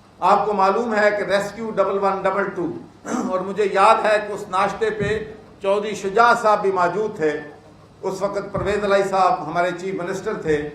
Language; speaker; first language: Urdu; non-native, local second language; Punjabi